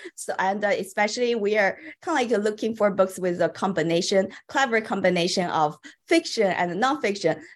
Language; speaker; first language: English; non-native, fluent; Chinese